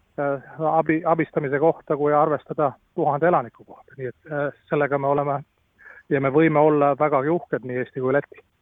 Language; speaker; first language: Estonian; non-native, fluent; Latvian